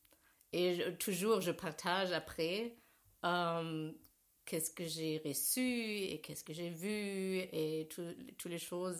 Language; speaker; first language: French; non-native, learner; German